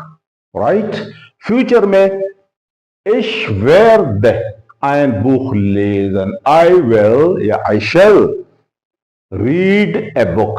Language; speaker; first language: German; non-native, fluent; Urdu